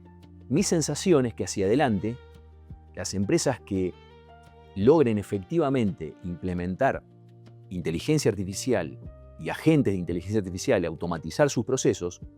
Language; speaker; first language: Spanish; native; Spanish